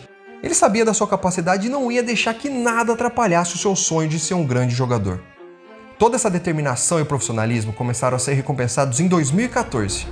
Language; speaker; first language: Portuguese; native; Portuguese